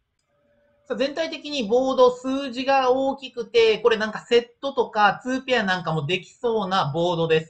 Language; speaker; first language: Japanese; native; Japanese